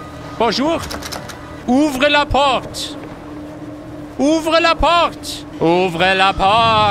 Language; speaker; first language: French; non-native, learner; German